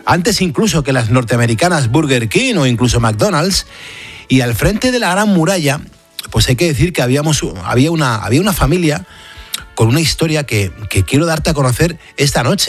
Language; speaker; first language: Spanish; native; Spanish